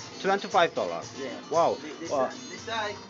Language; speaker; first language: English; non-native, learner; Turkish